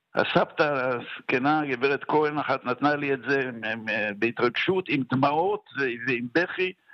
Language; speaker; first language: Hebrew; native; Hebrew